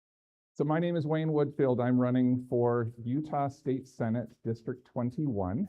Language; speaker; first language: English; native; English